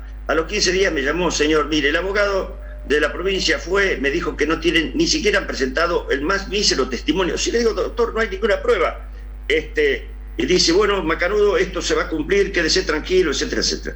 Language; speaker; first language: Spanish; native; Spanish